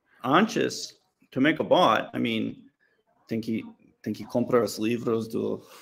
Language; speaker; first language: Portuguese; non-native, learner; English